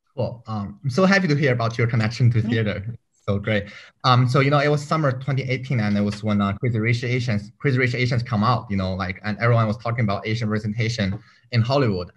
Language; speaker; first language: English; non-native, fluent; Chinese